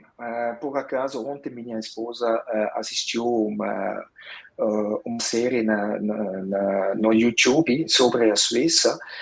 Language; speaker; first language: Portuguese; non-native, fluent; Swiss German